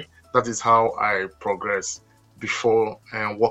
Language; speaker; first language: English; non-native, local second language; Igbo